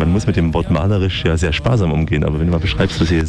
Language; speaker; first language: German; native; German